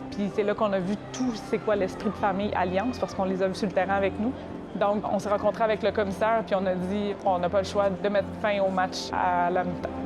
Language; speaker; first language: French; native; French